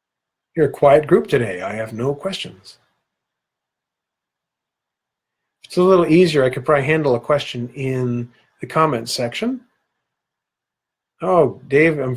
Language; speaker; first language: English; native; English